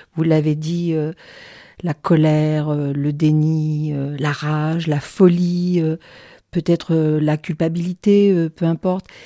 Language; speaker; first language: French; native; French